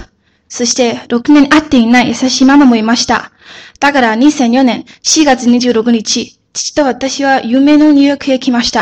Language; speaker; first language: Japanese; early bilingual, other home language; Chinese